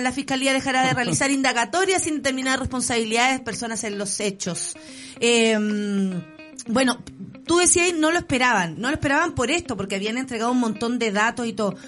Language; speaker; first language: Spanish; native; Spanish